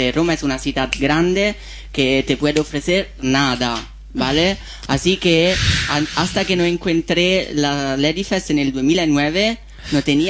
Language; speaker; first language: Spanish; non-native, fluent; Italian